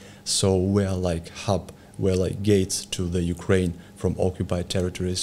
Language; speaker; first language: English; non-native, learner; Ukrainian